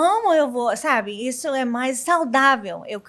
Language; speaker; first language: Portuguese; non-native, learner; English